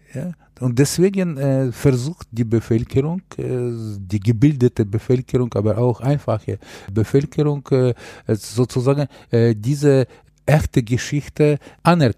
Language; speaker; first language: German; non-native, fluent; Ukrainian